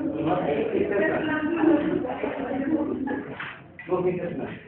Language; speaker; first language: English; non-native, learner; Bangla